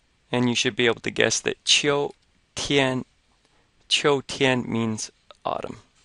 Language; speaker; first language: English; native; English